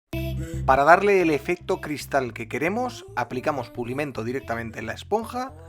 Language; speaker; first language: Spanish; native; Spanish